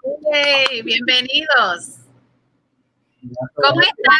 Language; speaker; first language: Spanish; early bilingual, heritage; Spanish